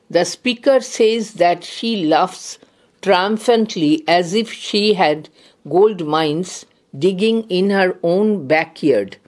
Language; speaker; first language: English; non-native, local second language; Bangla